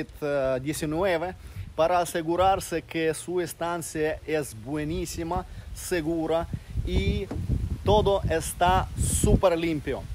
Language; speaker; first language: Spanish; non-native, fluent; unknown